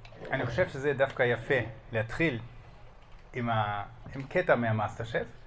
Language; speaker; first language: Hebrew; non-native, fluent; German